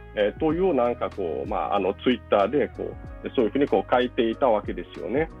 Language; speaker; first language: Japanese; non-native, fluent; Portuguese